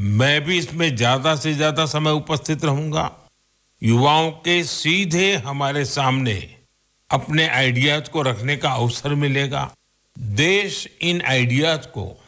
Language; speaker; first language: Hindi; non-native, local second language; Gujarati